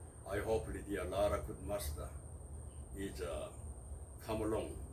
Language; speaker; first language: English; non-native, learner; Korean